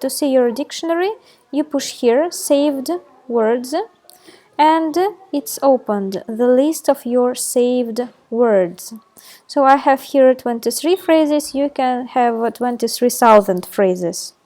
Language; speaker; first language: English; non-native, fluent; Russian